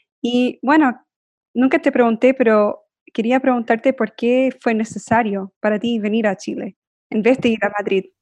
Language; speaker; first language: Spanish; native; Spanish